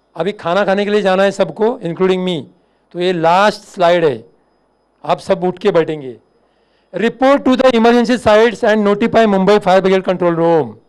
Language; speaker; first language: Hindi; non-native, local second language; Marathi